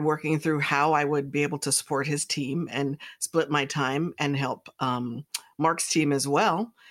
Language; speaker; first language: English; native; English